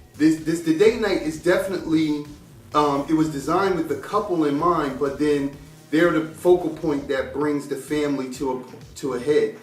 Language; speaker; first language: English; native; English